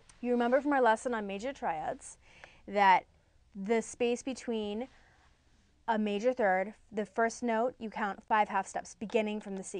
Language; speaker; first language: English; native; English